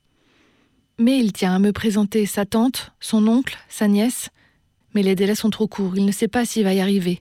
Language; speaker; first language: French; native; French